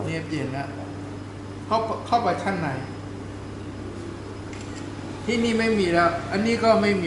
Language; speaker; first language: Thai; non-native, local second language; Chinese